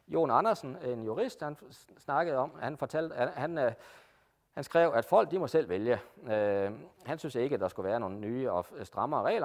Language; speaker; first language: Danish; native; Danish